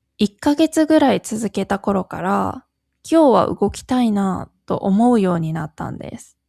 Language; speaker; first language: Japanese; native; Japanese